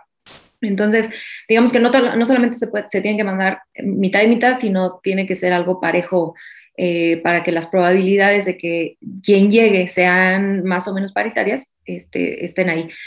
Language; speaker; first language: Spanish; native; Spanish